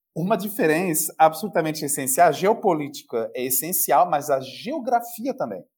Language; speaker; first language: Portuguese; non-native, fluent; French